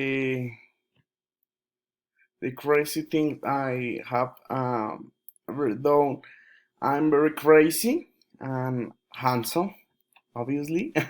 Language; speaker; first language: English; non-native, learner; Spanish